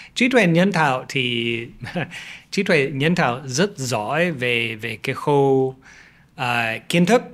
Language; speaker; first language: Vietnamese; non-native, fluent; English